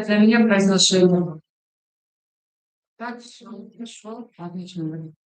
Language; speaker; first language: Russian; non-native, local second language; Kazakh